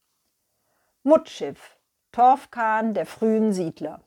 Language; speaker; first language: German; native; German